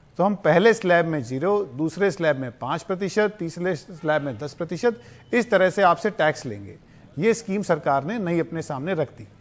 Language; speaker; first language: Hindi; native; Hindi